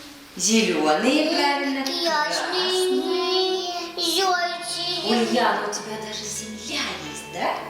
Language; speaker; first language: Russian; native; Russian